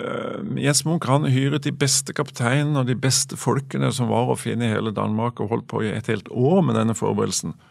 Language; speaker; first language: Norwegian; native; Norwegian